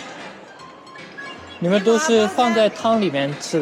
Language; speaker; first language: Chinese; non-native, fluent; Japanese